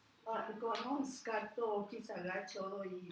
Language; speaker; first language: Japanese; non-native, learner; Spanish